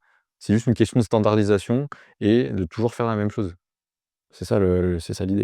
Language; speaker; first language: French; native; French